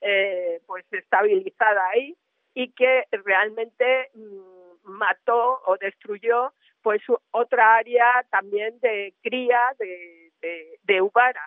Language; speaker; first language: Spanish; native; Spanish